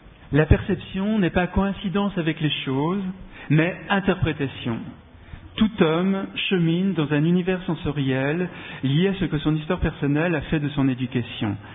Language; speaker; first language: French; native; French